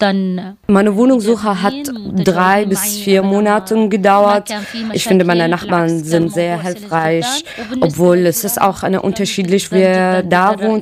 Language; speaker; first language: German; non-native, learner; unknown